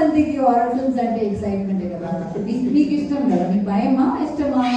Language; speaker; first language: Telugu; non-native, fluent; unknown